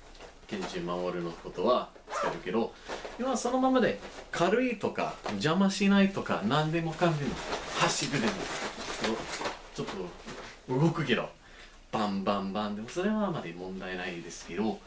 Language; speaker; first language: Japanese; non-native, learner; English